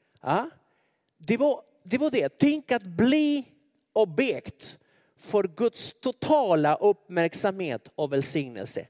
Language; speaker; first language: Swedish; non-native, fluent; Spanish